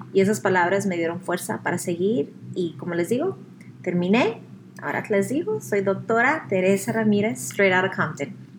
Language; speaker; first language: Spanish; early bilingual, heritage; Spanish